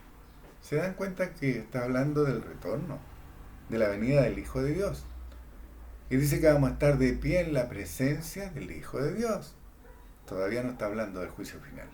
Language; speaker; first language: Spanish; native; Spanish